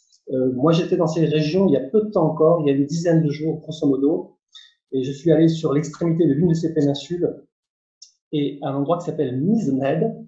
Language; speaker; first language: French; native; French